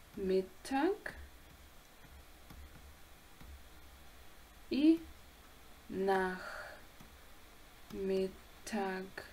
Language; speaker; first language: German; non-native, fluent; Ukrainian